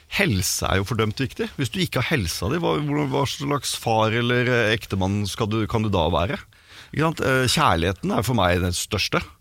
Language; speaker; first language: Norwegian; native; Norwegian